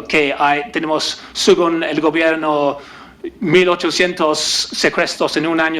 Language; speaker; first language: Spanish; non-native, learner; English